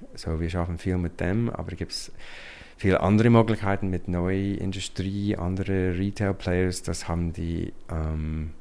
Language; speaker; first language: German; non-native, learner; English